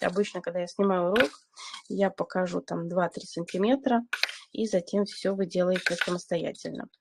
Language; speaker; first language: Russian; native; Russian